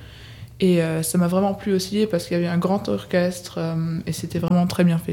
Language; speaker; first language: French; native; French